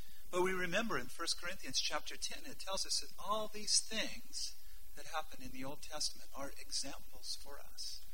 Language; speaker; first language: English; native; English